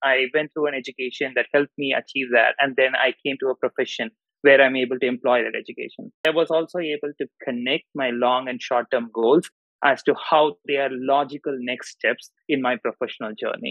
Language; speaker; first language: English; non-native, local second language; Tamil